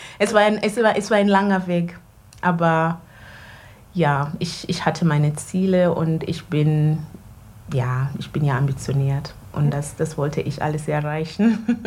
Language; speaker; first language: German; non-native, fluent; Ganda